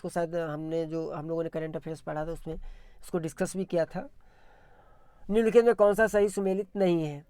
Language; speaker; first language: Hindi; native; Hindi